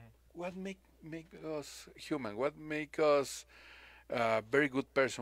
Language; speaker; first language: English; non-native, learner; Spanish